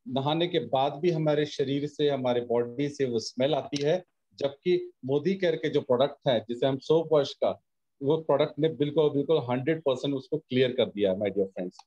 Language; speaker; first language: Hindi; native; Hindi